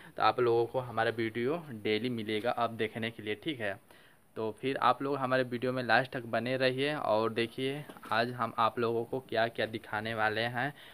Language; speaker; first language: Hindi; native; Hindi